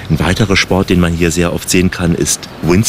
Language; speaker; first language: German; native; German